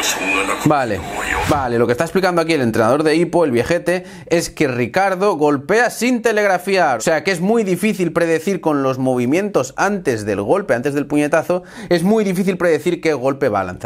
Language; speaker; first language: Spanish; native; Spanish